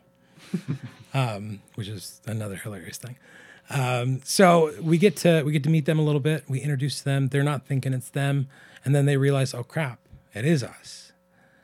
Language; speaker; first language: English; native; English